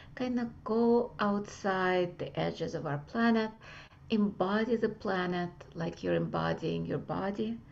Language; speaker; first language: English; non-native, fluent; Russian